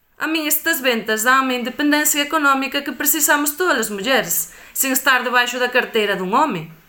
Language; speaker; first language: Galician; native; Galician